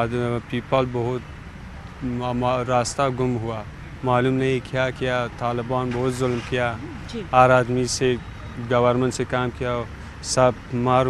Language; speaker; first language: Hindi; non-native, learner; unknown